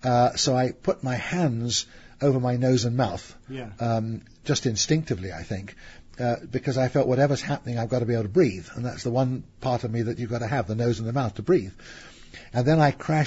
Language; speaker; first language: English; native; English